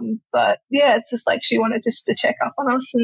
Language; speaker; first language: English; native; English